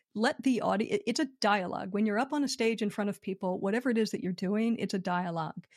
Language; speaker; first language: English; native; English